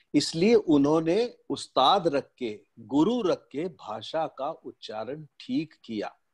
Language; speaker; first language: Hindi; native; Hindi